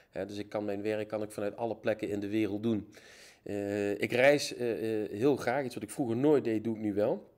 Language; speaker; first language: Dutch; native; Dutch